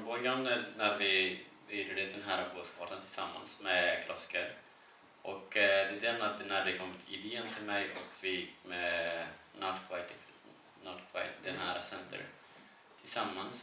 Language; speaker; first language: Swedish; non-native, learner; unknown